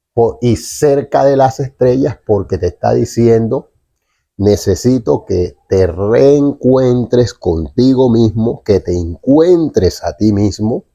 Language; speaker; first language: Spanish; native; Spanish